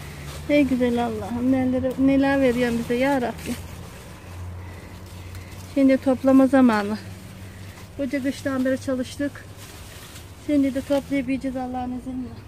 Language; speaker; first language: Turkish; native; Turkish